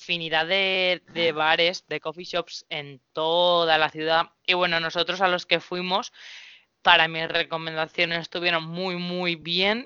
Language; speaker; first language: Spanish; native; Spanish